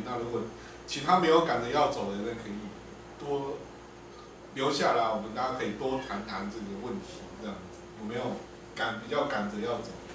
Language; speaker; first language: Chinese; native; Chinese